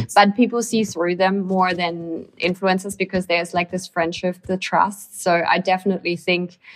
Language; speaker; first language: English; non-native, fluent; German